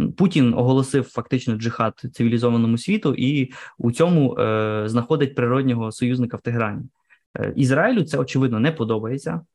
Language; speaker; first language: Ukrainian; native; Ukrainian